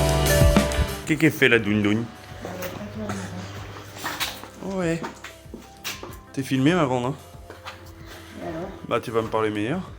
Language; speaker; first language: French; native; French